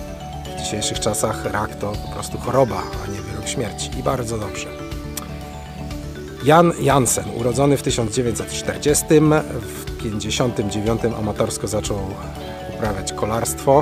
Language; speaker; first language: Polish; native; Polish